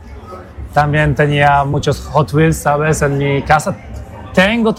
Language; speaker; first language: Spanish; non-native, learner; Polish